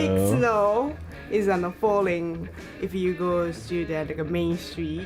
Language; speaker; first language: English; non-native, learner; Japanese